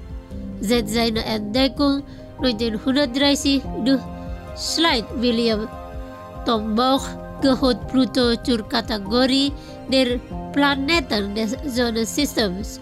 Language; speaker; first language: German; non-native, fluent; Indonesian